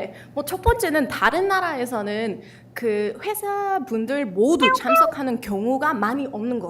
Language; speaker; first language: Korean; non-native, fluent; Spanish